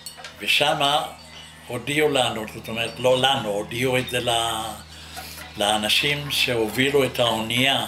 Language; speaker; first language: Hebrew; non-native, fluent; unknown